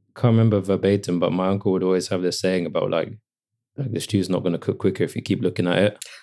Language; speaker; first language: English; native; English